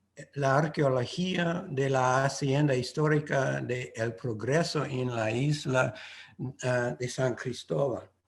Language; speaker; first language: Spanish; non-native, fluent; English